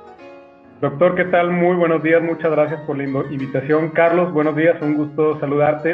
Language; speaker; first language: Spanish; native; Spanish